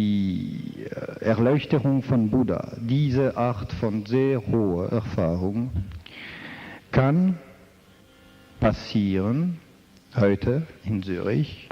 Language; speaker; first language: German; non-native, fluent; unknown